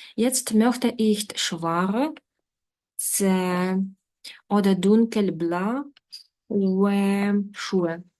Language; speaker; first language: German; non-native, fluent; Ukrainian